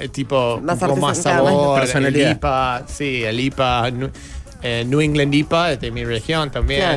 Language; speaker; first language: Spanish; non-native, fluent; English